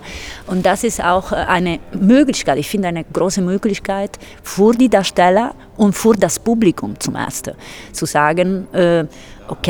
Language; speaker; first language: German; non-native, fluent; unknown